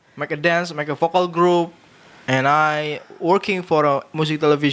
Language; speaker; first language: English; non-native, learner; Indonesian